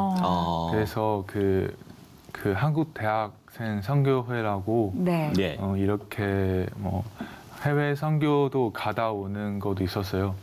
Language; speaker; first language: Korean; non-native, fluent; Chinese